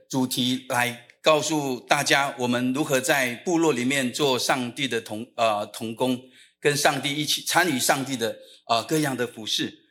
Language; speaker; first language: Chinese; non-native, local second language; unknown